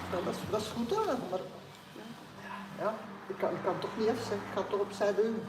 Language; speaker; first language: Dutch; native; Dutch